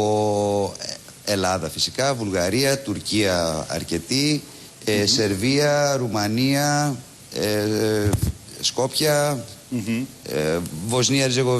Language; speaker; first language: Greek; native; Greek